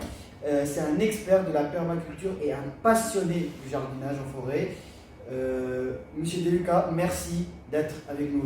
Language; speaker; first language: French; native; French